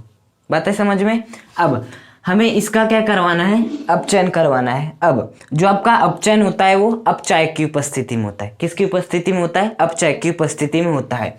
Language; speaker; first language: Hindi; native; Hindi